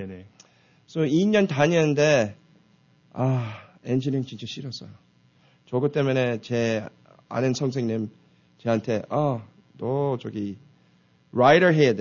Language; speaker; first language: Korean; early bilingual, heritage; Korean